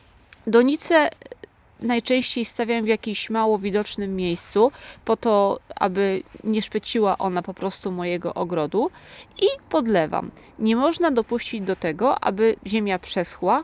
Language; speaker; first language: Polish; native; Polish